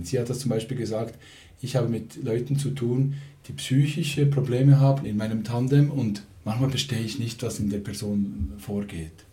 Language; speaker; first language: German; native; German